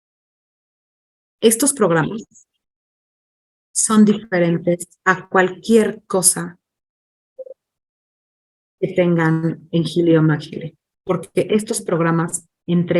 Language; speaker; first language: Spanish; non-native, fluent; English